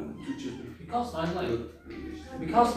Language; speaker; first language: English; non-native, learner; Turkish